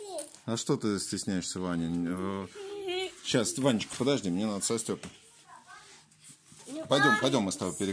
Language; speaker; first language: Russian; native; Russian